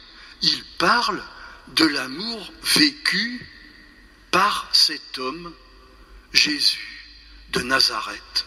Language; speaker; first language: French; native; French